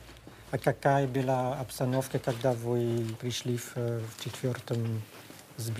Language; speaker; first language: Russian; non-native, learner; Dutch